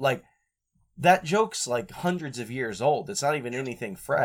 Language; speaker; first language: English; native; English